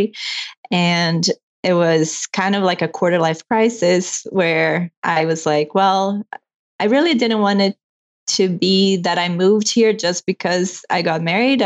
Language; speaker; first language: English; non-native, fluent; Portuguese